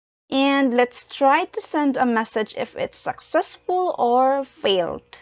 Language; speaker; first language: English; non-native, learner; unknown